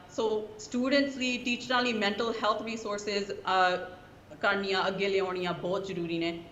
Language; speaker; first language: Punjabi; early bilingual, heritage; Punjabi